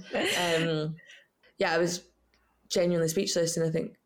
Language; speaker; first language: English; native; English